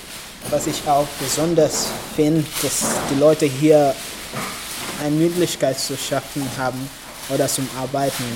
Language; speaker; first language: German; non-native, learner; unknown